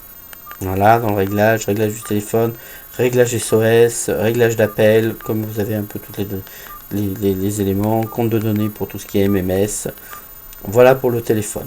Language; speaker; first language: French; native; French